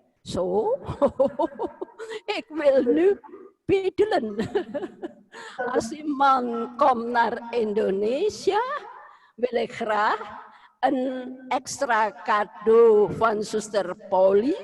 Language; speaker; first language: Dutch; non-native, fluent; Indonesian